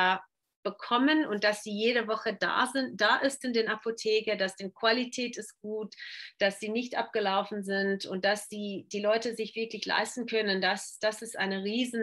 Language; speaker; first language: German; non-native, fluent; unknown